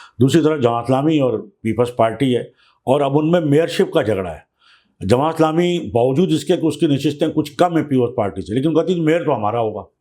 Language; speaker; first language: Urdu; native; Urdu